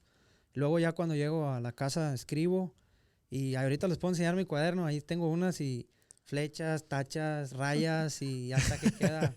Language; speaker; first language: Spanish; native; Spanish